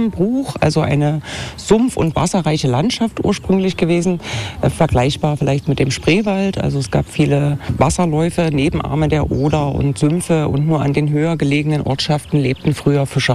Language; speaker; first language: German; native; German